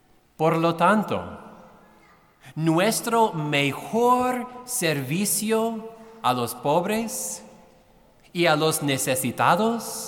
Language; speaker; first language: Spanish; non-native, fluent; English